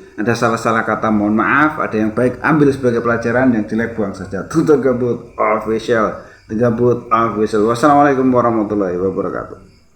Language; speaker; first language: Indonesian; native; Indonesian